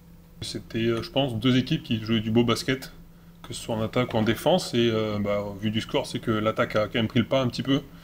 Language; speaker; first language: French; native; French